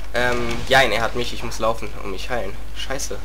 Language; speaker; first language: German; native; German